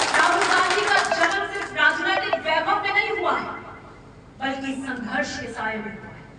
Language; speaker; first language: Hindi; native; Hindi